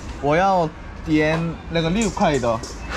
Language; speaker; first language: Chinese; non-native, learner; Korean